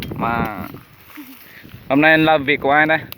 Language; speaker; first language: Vietnamese; non-native, local second language; Jarai